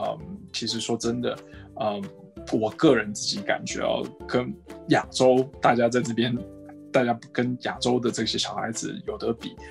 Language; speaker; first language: Chinese; native; Chinese